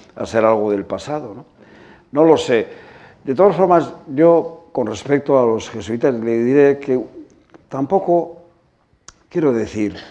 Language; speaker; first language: Spanish; native; Spanish